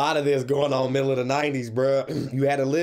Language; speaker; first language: English; native; English